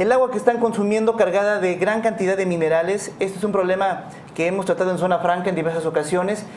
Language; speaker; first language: Spanish; native; Spanish